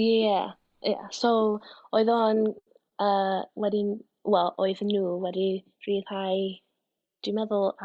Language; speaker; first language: Welsh; non-native, fluent; English